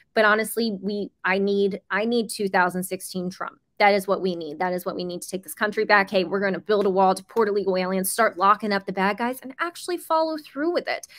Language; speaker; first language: English; native; English